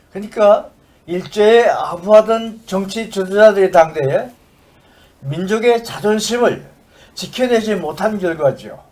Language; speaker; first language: Korean; native; Korean